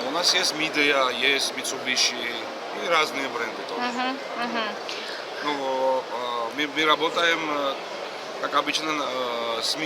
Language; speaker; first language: Russian; non-native, fluent; Georgian